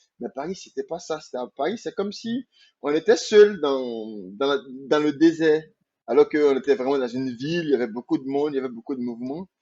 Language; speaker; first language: French; non-native, local second language; Mandingo